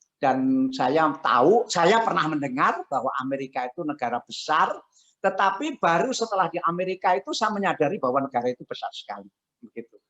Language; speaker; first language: Indonesian; non-native, local second language; Javanese